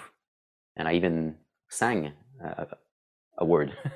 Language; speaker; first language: English; non-native, fluent; French